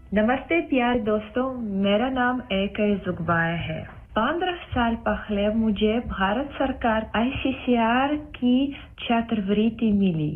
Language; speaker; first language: Hindi; non-native, fluent; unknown